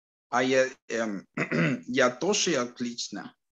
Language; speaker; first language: Russian; non-native, learner; Spanish